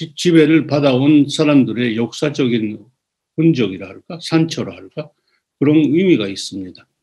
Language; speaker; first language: Korean; early bilingual, other home language; Japanese